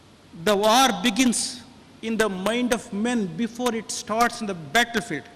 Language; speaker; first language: Hindi; non-native, local second language; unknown